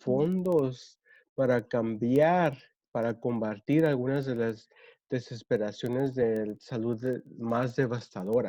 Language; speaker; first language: Spanish; early bilingual, other home language; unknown